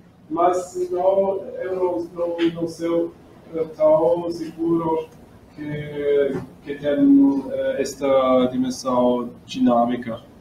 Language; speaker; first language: Portuguese; non-native, learner; German